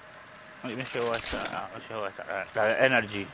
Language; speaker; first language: Spanish; native; Spanish